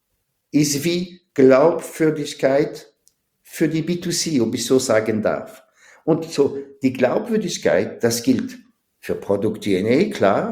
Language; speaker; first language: German; non-native, fluent; French